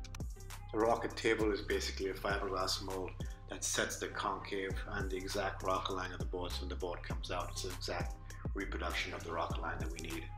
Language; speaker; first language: English; native; English